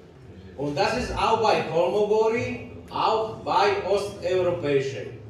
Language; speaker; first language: German; non-native, learner; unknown